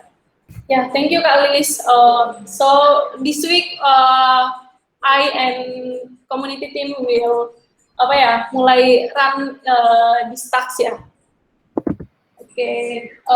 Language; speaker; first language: English; non-native, learner; Indonesian